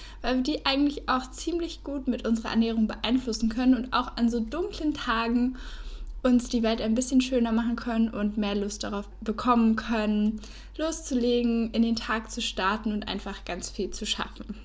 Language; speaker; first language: German; native; German